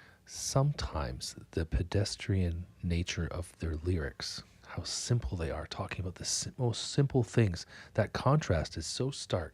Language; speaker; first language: English; native; English